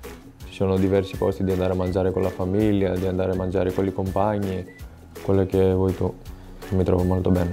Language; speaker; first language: Italian; non-native, fluent; Greek